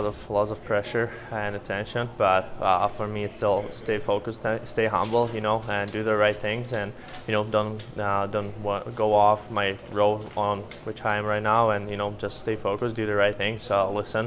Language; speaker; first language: English; non-native, fluent; Slovak